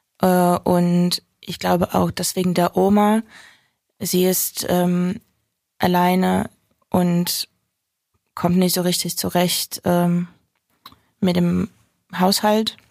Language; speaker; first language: German; non-native, fluent; Ukrainian